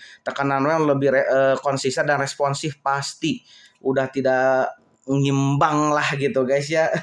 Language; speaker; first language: Indonesian; native; Indonesian